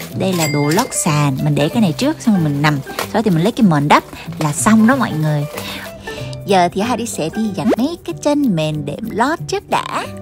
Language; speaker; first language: Vietnamese; early bilingual, heritage; Korean